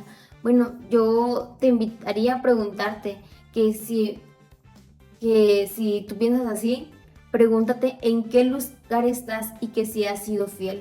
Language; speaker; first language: Spanish; native; Spanish